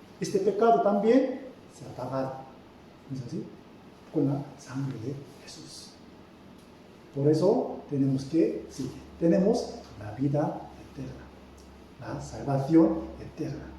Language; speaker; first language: Spanish; non-native, fluent; Korean